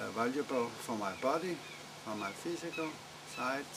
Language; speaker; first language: English; non-native, fluent; Danish